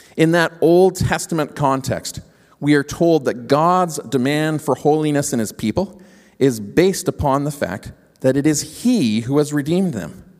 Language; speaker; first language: English; native; English